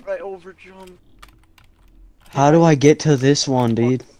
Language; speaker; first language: English; native; English